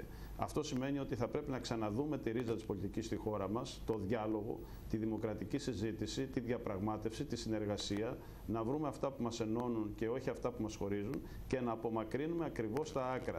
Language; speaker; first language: Greek; native; Greek